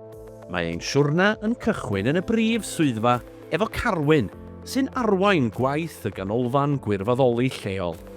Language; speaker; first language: Welsh; native; Welsh